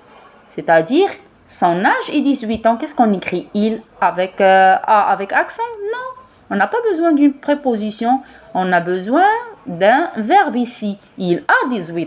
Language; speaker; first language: French; non-native, local second language; Arabic